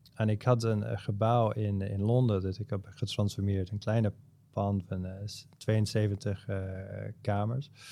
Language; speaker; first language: Dutch; non-native, fluent; English